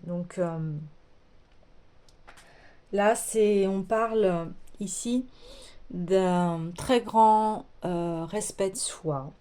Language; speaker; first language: French; native; French